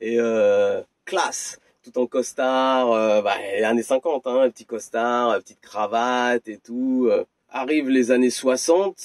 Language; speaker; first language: French; native; French